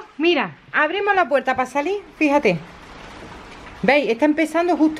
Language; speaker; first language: Spanish; native; Spanish